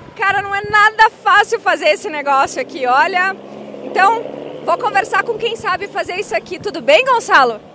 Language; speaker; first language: Portuguese; native; Portuguese